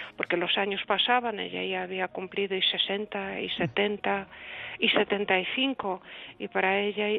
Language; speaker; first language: Spanish; early bilingual, other home language; Russian